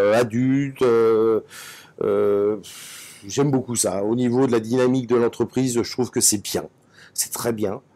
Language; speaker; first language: French; native; French